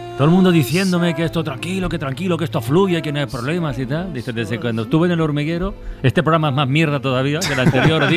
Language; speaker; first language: Spanish; native; Spanish